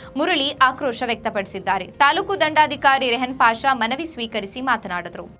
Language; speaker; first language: Kannada; native; Kannada